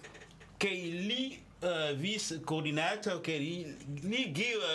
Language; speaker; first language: Danish; non-native, fluent; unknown